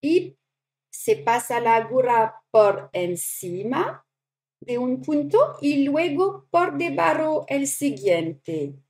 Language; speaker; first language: Spanish; non-native, learner; French